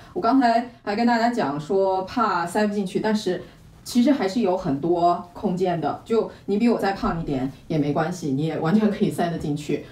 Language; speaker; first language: Chinese; native; Chinese